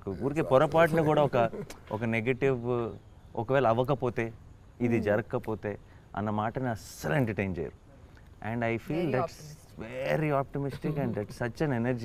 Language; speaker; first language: Telugu; native; Telugu